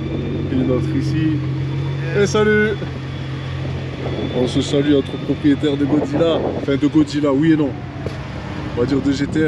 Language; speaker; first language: French; native; French